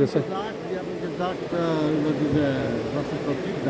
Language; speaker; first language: German; non-native, learner; Albanian